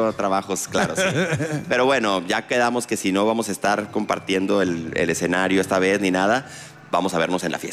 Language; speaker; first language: Spanish; native; Spanish